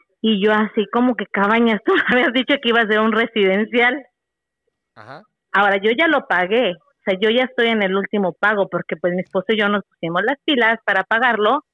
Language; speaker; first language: Spanish; native; Spanish